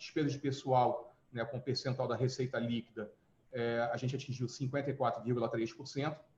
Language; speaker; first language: Portuguese; native; Portuguese